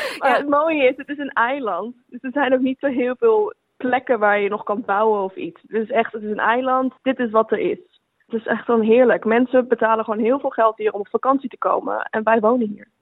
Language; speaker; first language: Dutch; native; Dutch